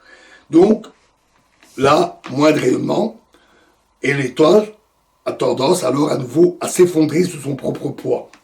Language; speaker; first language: French; native; French